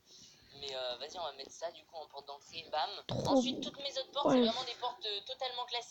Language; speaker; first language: French; native; French